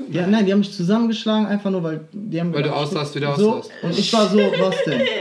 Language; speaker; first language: German; native; German